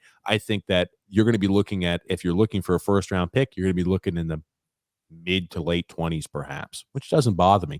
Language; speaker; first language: English; native; English